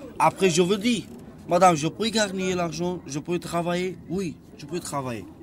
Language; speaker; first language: French; non-native, learner; Romany